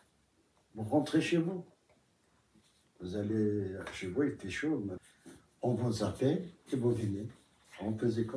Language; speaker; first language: French; non-native, fluent; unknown